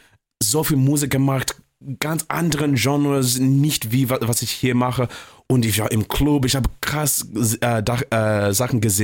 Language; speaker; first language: German; non-native, fluent; English